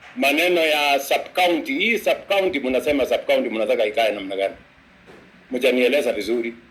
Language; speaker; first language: Swahili; non-native, local second language; Kalenjin